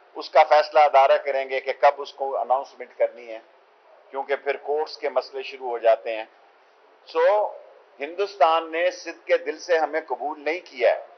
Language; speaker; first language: Urdu; non-native, local second language; Punjabi